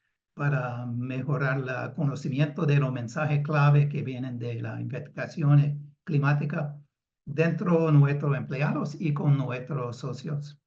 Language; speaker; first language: Spanish; non-native, fluent; English